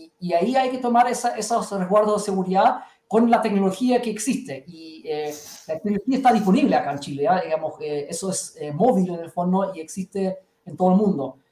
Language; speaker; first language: Spanish; early bilingual, heritage; Spanish